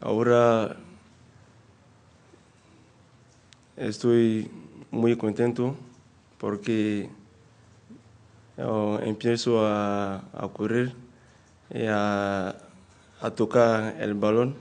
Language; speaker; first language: Spanish; non-native, learner; French